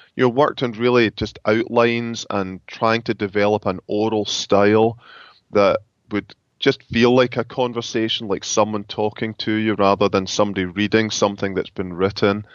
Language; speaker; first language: English; native; English